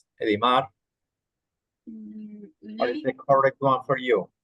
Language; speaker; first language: English; non-native, fluent; Spanish